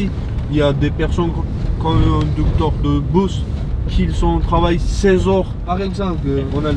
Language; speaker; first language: French; non-native, learner; Georgian